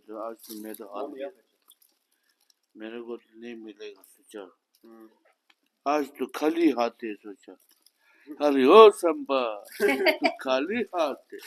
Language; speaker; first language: Hindi; non-native, local second language; Tibetan